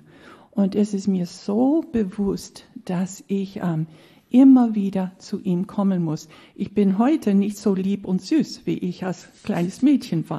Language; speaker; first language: German; non-native, fluent; English